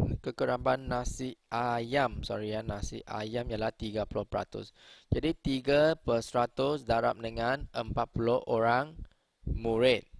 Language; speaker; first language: Malay; native; Malay